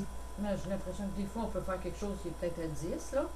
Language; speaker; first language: French; native; French